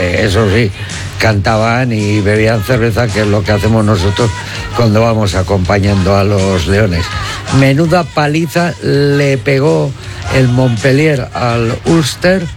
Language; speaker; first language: Spanish; native; Spanish